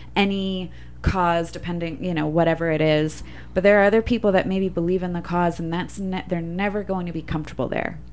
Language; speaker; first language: English; native; English